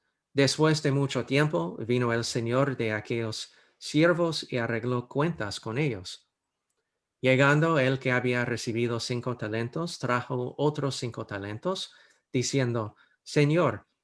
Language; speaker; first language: Spanish; non-native, fluent; English